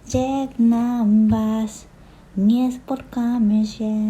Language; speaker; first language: Polish; non-native, learner; Japanese